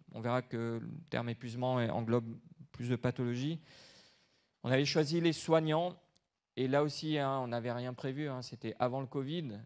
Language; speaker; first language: French; native; French